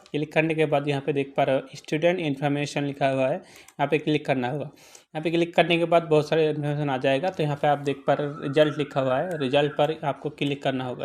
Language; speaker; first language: Hindi; non-native, local second language; Bangla